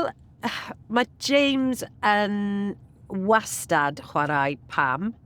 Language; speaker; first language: Welsh; non-native, local second language; English